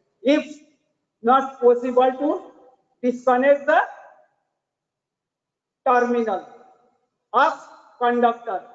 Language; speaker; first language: English; non-native, learner; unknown